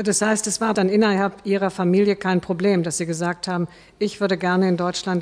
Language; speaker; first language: German; native; German